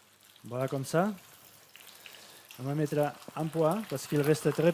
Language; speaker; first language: French; non-native, fluent; Catalan